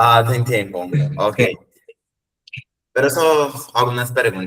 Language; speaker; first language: Spanish; non-native, learner; Portuguese